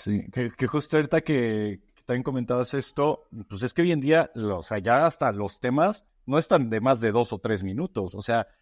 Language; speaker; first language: Spanish; native; Spanish